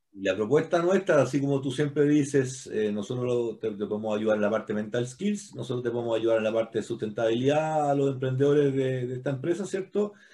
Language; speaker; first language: Spanish; native; Spanish